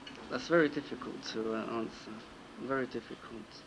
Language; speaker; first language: English; early bilingual, other home language; Greek